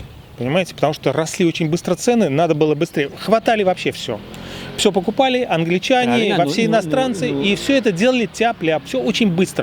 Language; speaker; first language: Russian; native; Russian